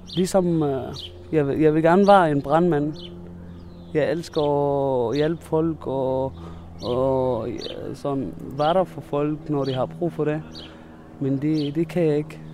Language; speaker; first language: Danish; non-native, fluent; Arabic